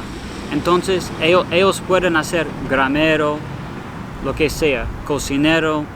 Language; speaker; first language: Spanish; non-native, learner; English